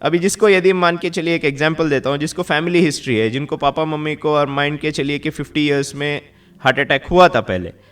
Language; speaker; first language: Hindi; non-native, local second language; Kannada